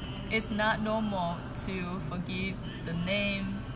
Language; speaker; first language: English; non-native, fluent; Chinese